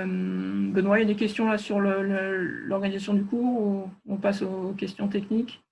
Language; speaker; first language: French; native; French